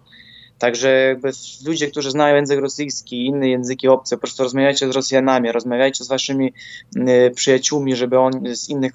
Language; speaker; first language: Polish; non-native, fluent; Ukrainian